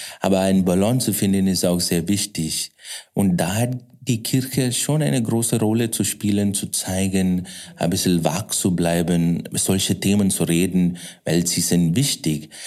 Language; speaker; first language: German; non-native, fluent; Kannada